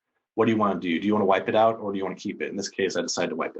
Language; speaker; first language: English; native; English